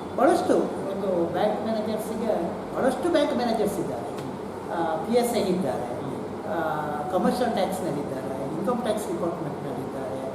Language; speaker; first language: Kannada; native; Kannada